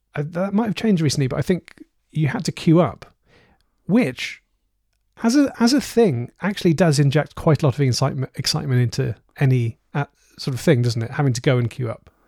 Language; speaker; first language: English; native; English